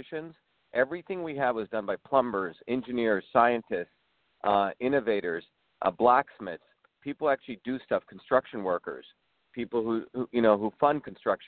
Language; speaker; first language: English; early bilingual, other home language; Tamil